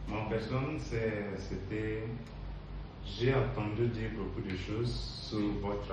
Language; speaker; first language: French; non-native, learner; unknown